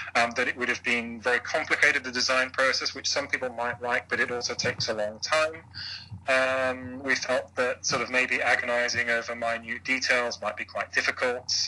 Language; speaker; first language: English; native; English